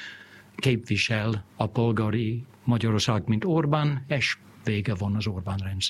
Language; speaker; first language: Hungarian; non-native, fluent; English